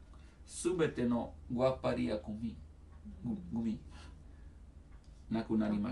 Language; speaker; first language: Japanese; non-native, learner; Italian